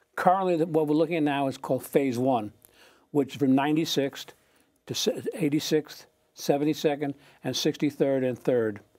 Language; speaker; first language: English; native; English